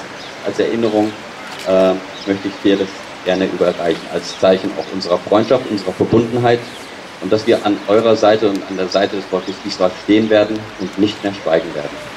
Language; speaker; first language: German; native; German